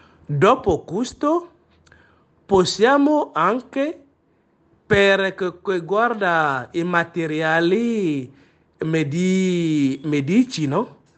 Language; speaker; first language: Italian; non-native, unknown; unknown